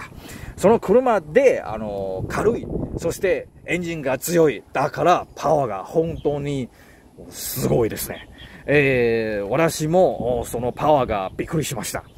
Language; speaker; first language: Japanese; non-native, learner; Chinese